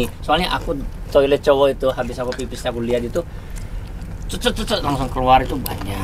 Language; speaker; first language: Indonesian; non-native, fluent; Korean